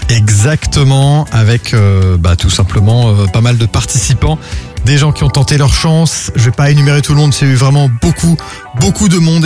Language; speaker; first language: French; native; French